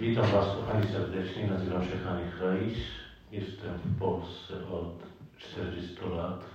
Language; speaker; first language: Polish; non-native, fluent; Arabic